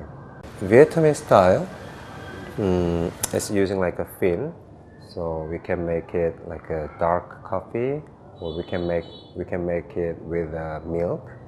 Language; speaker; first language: English; non-native, fluent; Korean